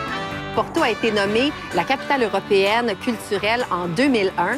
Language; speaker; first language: French; native; French